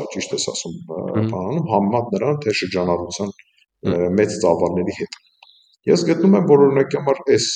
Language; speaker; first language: Armenian; native; Armenian